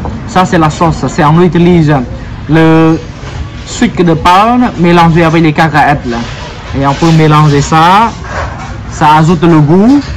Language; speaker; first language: French; non-native, fluent; Khmer